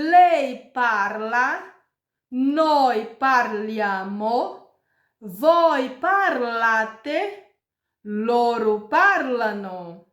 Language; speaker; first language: Italian; non-native, fluent; Portuguese